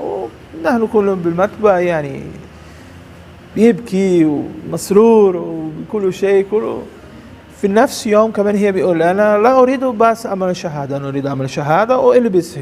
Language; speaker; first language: Arabic; non-native, learner; Portuguese